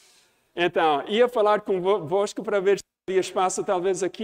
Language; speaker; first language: Portuguese; non-native, fluent; English